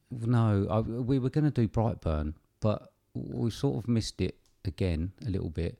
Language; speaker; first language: English; native; English